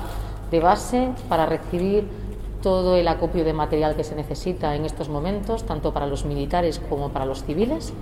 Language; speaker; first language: Spanish; native; Spanish